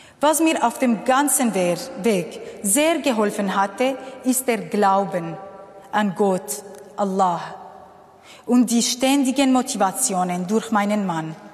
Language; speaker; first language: German; non-native, fluent; Kurdish